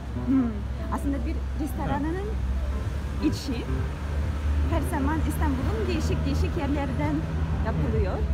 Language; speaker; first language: Turkish; non-native, learner; Russian